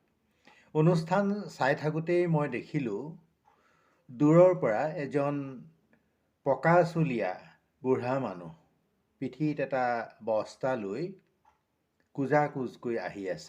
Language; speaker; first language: Assamese; native; Assamese